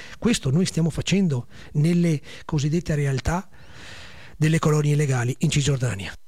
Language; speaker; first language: Italian; native; Italian